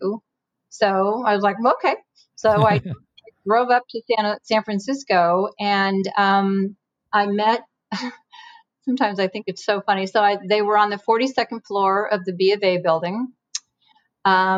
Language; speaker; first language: English; native; English